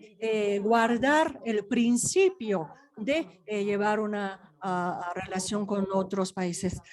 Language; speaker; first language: Spanish; non-native, fluent; Japanese